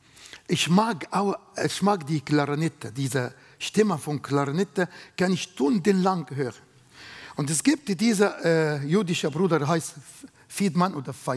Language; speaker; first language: German; non-native, fluent; Arabic